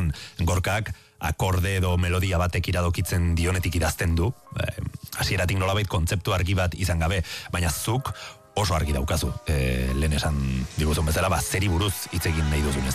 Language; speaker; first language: Basque; native; Basque